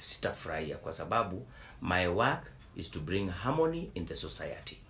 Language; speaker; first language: English; non-native, local second language; Swahili